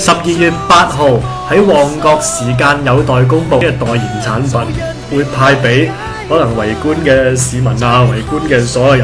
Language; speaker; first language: Cantonese; native; Cantonese